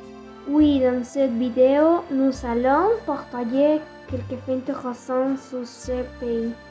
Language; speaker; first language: French; non-native, learner; Spanish